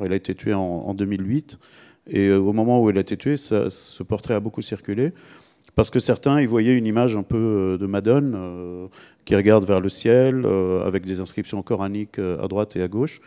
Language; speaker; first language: French; native; French